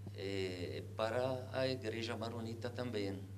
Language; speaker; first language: Portuguese; non-native, fluent; Arabic